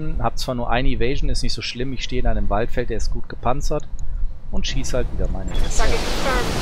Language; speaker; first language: German; native; German